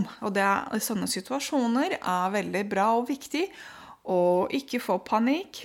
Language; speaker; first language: Norwegian; non-native, fluent; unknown